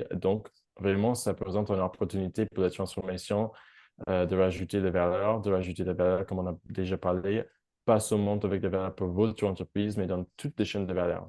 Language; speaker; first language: French; non-native, fluent; English